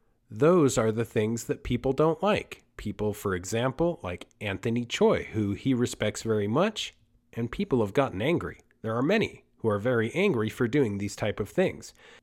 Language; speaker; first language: English; early bilingual, other home language; Spanish